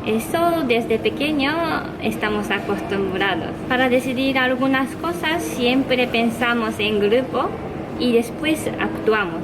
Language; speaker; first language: Spanish; non-native, fluent; Japanese